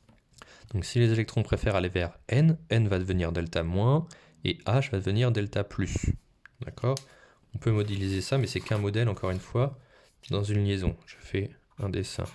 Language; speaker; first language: French; native; French